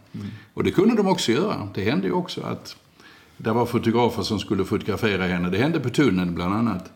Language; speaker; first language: Swedish; native; Swedish